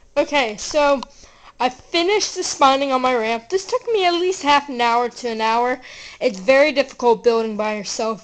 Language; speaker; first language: English; native; English